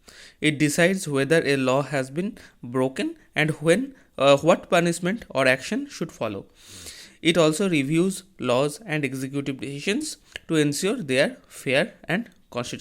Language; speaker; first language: English; non-native, local second language; Hindi